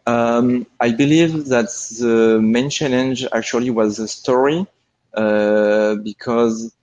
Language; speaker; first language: English; non-native, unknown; French